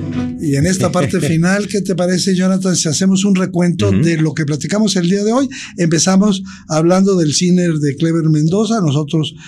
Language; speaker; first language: Spanish; native; Spanish